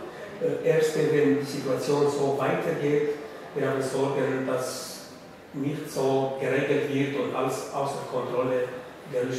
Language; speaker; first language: German; non-native, fluent; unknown